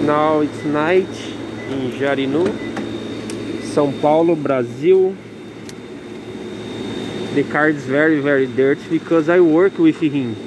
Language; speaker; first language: English; non-native, learner; Portuguese